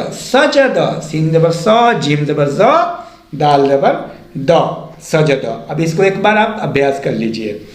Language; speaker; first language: Hindi; native; Hindi